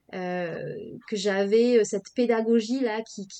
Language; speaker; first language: French; native; French